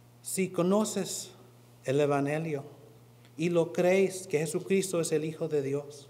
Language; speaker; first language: Spanish; non-native, learner; English